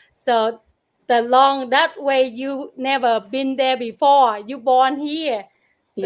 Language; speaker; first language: English; non-native, learner; Vietnamese